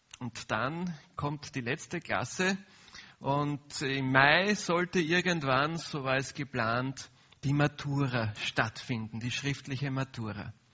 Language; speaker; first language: German; native; German